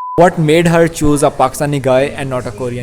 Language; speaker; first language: English; non-native, local second language; Urdu